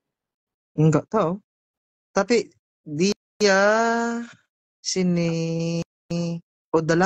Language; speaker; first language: Indonesian; non-native, learner; Filipino